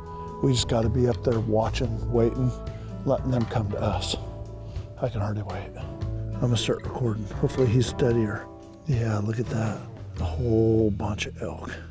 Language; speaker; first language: English; native; English